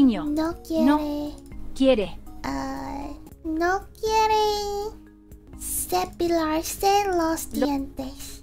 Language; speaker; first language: Spanish; non-native, learner; English